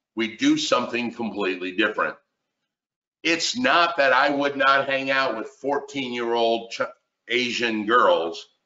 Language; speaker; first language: English; native; English